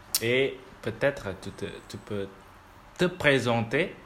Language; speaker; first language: French; non-native, learner; Indonesian